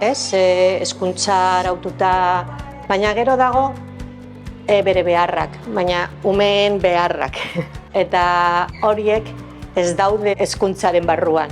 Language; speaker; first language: Basque; non-native, local second language; Spanish